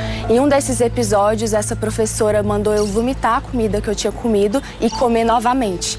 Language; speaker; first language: Portuguese; early bilingual, other home language; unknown